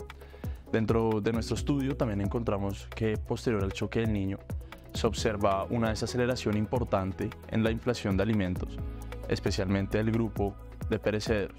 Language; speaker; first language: Spanish; native; Spanish